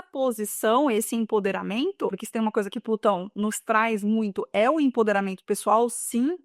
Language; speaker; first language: Portuguese; native; Portuguese